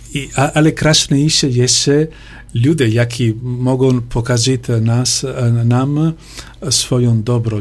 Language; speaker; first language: Polish; non-native, learner; Italian